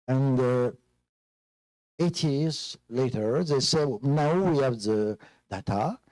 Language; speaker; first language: English; non-native, fluent; French